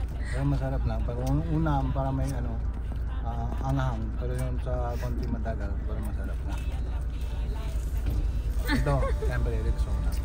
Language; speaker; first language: Filipino; non-native, learner; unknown